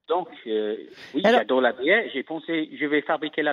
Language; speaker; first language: French; non-native, learner; English